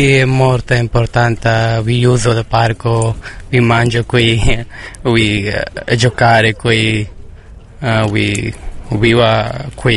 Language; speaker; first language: Italian; non-native, learner; Urdu